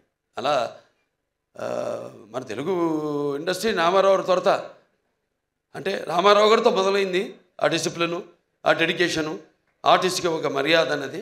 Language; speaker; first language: Telugu; native; Telugu